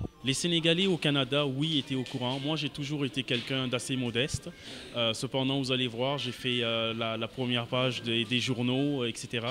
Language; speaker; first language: French; non-native, local second language; Wolof